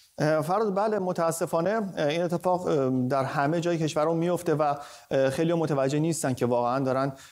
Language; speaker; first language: Persian; native; Persian